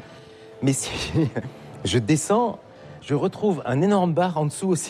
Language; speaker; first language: French; native; French